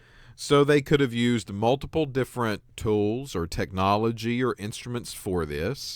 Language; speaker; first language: English; native; English